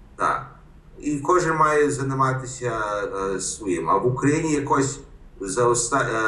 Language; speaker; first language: Ukrainian; early bilingual, heritage; Ukrainian